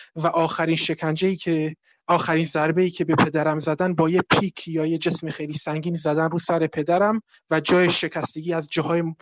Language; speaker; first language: Persian; non-native, local second language; Kurdish